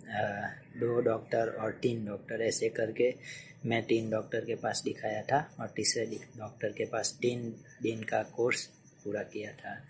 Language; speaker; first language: Hindi; non-native, local second language; Gujarati